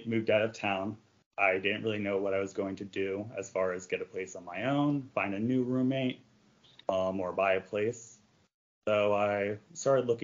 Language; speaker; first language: English; native; English